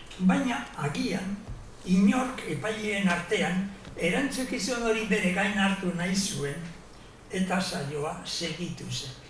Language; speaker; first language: Basque; non-native, local second language; Spanish